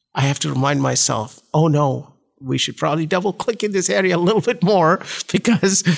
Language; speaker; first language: English; non-native, local second language; Malayalam